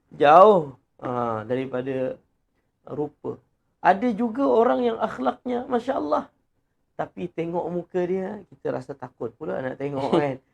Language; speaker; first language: Malay; native; Malay